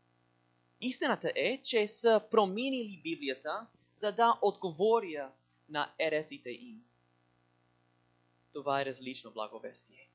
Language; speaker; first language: Bulgarian; non-native, learner; English